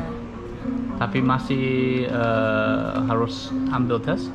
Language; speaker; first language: Indonesian; non-native, learner; English